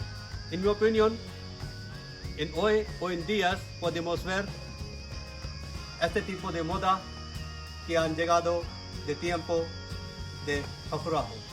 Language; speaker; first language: Spanish; non-native, learner; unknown